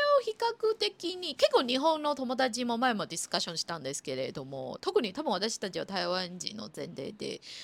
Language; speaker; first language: Japanese; non-native, fluent; Chinese